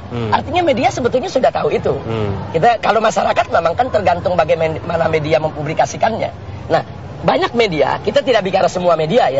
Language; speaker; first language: Indonesian; native; Indonesian